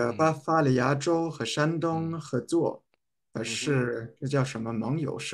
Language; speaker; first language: Chinese; non-native, fluent; German